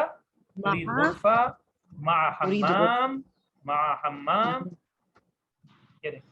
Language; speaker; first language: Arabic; non-native, fluent; Urdu